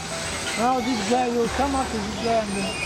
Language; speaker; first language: English; non-native, learner; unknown